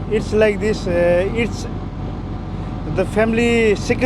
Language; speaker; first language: English; non-native, learner; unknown